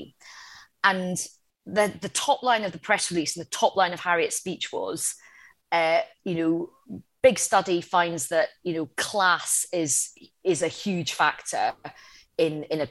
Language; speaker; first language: English; native; English